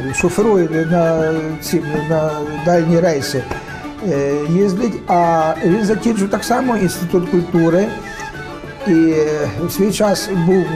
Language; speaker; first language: Ukrainian; native; Ukrainian